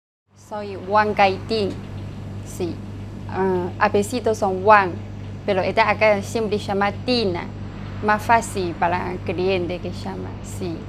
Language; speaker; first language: Spanish; non-native, learner; Chinese